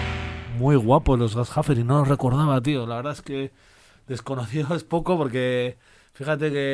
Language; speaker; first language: Spanish; native; Spanish